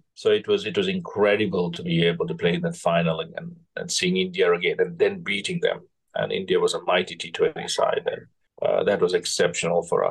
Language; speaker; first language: English; non-native, local second language; Sinhala